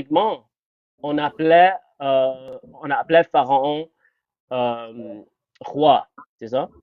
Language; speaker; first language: French; non-native, fluent; English